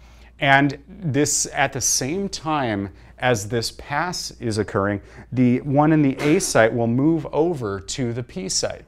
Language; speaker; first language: English; native; English